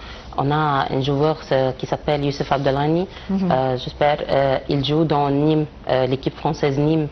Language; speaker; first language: French; non-native, learner; Arabic